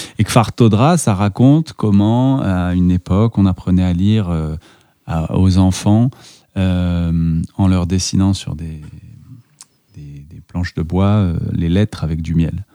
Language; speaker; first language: French; native; French